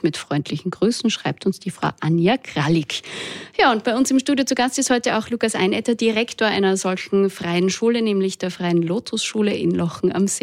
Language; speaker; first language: German; native; German